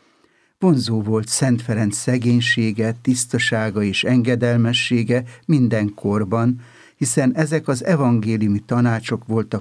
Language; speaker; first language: Hungarian; native; Hungarian